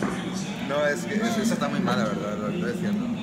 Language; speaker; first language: Spanish; native; Spanish